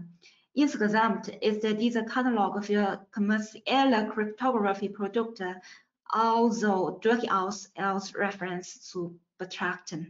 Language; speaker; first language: German; non-native, fluent; Chinese